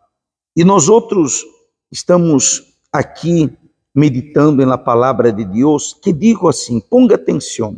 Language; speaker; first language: Spanish; non-native, fluent; Portuguese